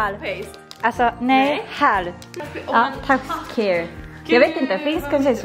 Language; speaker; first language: Swedish; non-native, learner; Japanese